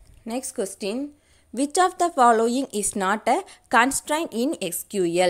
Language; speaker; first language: English; non-native, local second language; Tamil